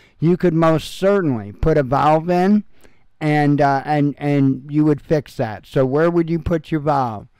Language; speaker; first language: English; native; English